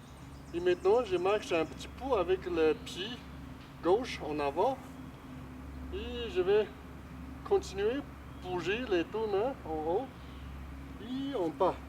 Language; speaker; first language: French; non-native, fluent; Chinese